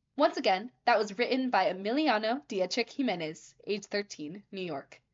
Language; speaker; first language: English; native; English